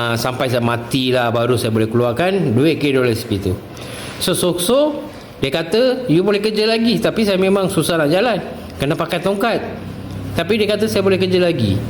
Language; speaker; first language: Malay; non-native, local second language; Tamil